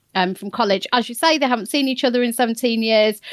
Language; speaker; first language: English; native; English